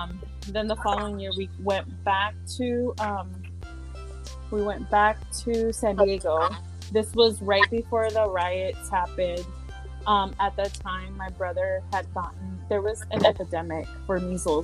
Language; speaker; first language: English; early bilingual, other home language; Spanish